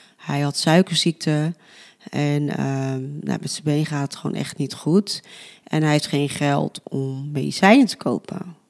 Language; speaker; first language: Dutch; early bilingual, other home language; Spanish